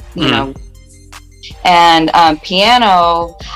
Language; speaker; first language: English; native; English